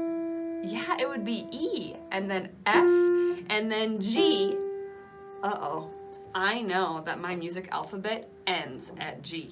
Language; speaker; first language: English; native; English